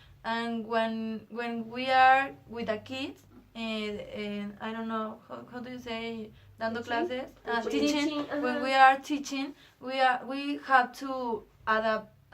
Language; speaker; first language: English; non-native, learner; Spanish